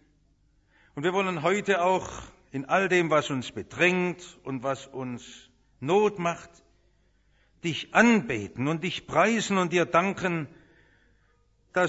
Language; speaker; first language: German; native; German